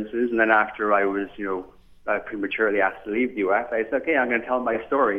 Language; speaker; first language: English; native; English